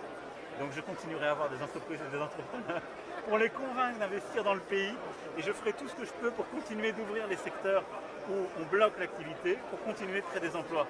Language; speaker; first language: French; native; French